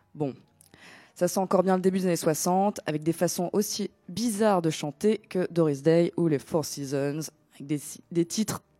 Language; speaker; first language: French; non-native, fluent; Greek